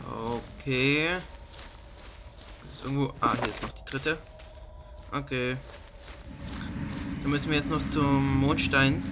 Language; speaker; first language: German; native; German